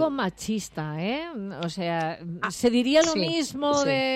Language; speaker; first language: Spanish; native; Spanish